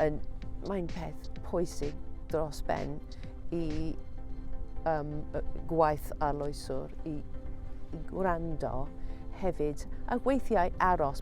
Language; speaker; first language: Welsh; non-native, fluent; English